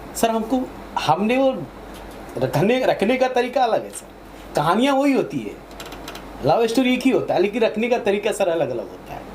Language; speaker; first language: Hindi; native; Hindi